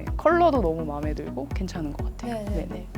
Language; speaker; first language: Korean; native; Korean